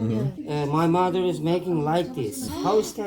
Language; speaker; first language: English; non-native, learner; Turkish